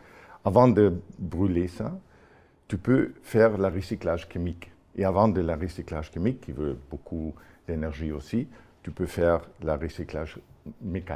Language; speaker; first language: French; non-native, fluent; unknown